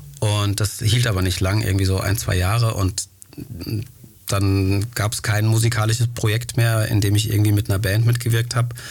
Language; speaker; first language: German; early bilingual, other home language; Greek